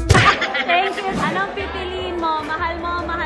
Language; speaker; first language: Filipino; native; Filipino